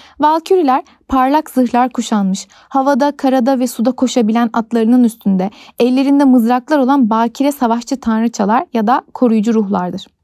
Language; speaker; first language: Turkish; native; Turkish